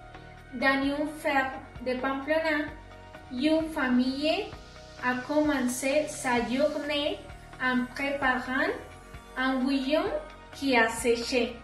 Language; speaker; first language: French; non-native, learner; Spanish